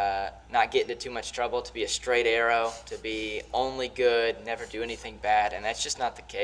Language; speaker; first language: English; native; English